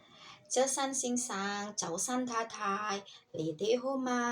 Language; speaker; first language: Cantonese; non-native, learner; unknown